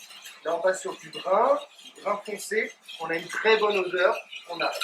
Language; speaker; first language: French; native; French